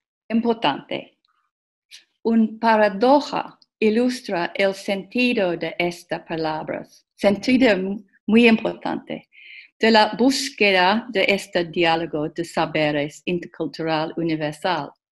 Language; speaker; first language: Spanish; non-native, learner; English